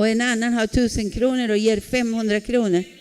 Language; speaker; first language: Swedish; non-native, fluent; Spanish